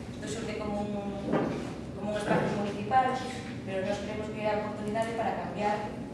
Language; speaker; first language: Spanish; non-native, local second language; Galician